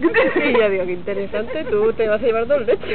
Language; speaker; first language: Spanish; native; Spanish